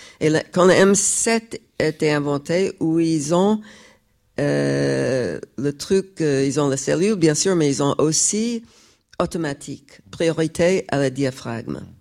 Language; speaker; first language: French; non-native, fluent; English